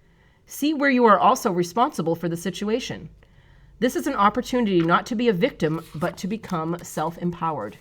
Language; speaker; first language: English; native; English